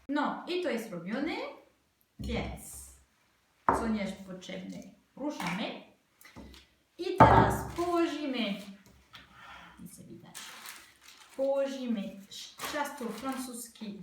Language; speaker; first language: Polish; non-native, learner; French